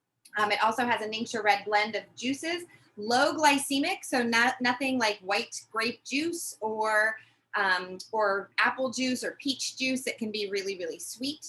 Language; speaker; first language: English; native; English